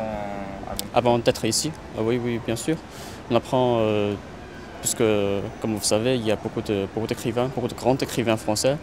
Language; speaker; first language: French; non-native, fluent; Chinese